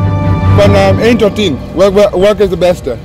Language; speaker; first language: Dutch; non-native, learner; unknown